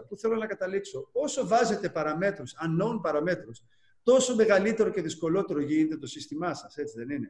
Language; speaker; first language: Greek; native; Greek